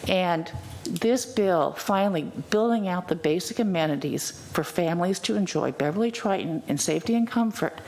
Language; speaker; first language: English; native; English